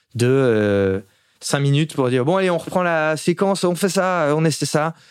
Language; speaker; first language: French; native; French